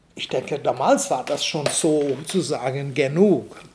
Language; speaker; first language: German; non-native, fluent; Hungarian